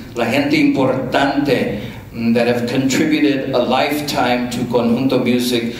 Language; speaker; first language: English; native; English